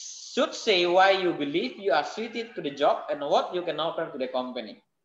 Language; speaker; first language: English; non-native, fluent; Indonesian